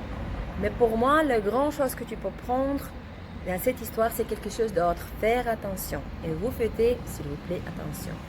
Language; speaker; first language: French; non-native, learner; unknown